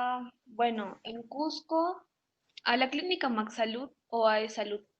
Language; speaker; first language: Spanish; native; Spanish